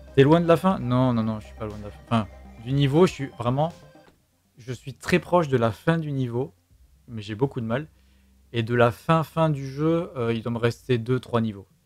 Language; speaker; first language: French; native; French